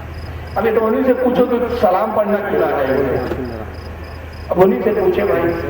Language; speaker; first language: Urdu; native; Urdu